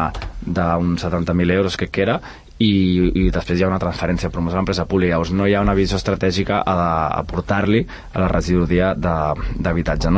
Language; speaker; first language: Catalan; native; Catalan